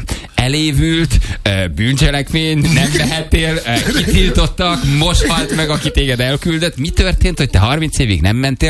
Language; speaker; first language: Hungarian; native; Hungarian